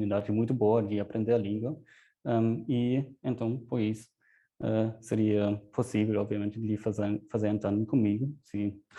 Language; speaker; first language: Portuguese; non-native, fluent; German